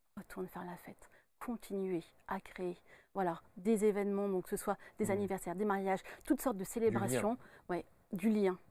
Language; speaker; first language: French; native; French